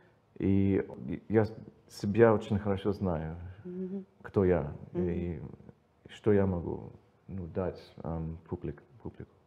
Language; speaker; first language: Russian; non-native, learner; English